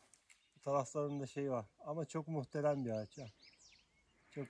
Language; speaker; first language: Turkish; native; Turkish